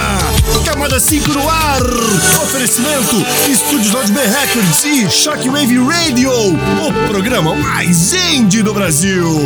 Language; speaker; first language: Portuguese; native; Portuguese